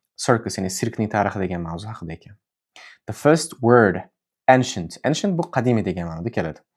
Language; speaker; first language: English; non-native, fluent; Uzbek